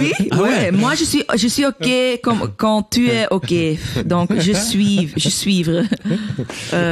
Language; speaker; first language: French; non-native, learner; Dutch